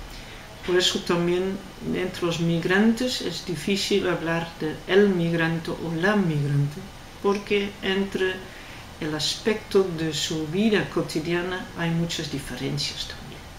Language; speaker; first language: Spanish; non-native, fluent; Dutch